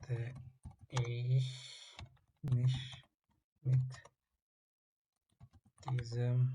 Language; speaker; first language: German; non-native, learner; Tigrinya